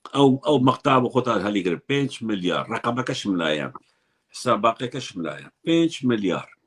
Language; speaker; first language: Central Kurdish; non-native, local second language; Kurdish